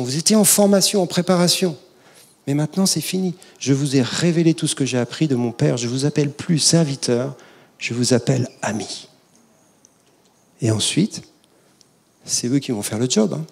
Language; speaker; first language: French; native; French